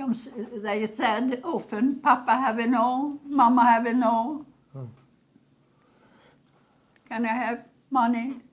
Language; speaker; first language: English; non-native, learner; Swedish